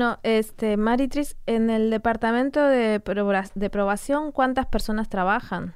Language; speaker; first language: Spanish; native; Spanish